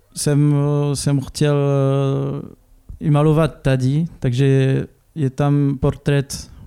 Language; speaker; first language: Czech; non-native, fluent; French